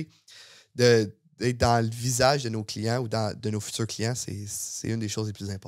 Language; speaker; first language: French; native; French